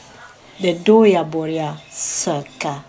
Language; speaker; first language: Swedish; non-native, fluent; Amharic